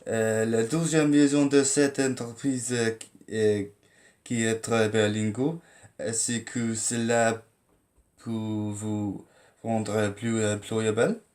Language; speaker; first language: French; non-native, learner; English